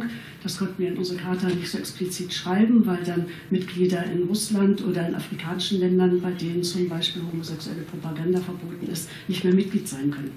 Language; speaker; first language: German; native; German